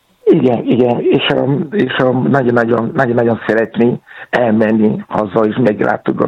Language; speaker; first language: Hungarian; non-native, learner; Yoruba